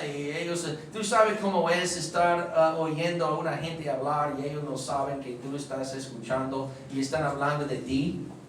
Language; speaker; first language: Spanish; non-native, fluent; English